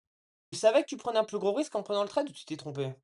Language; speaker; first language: French; native; French